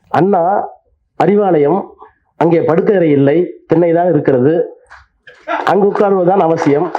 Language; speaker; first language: Tamil; native; Tamil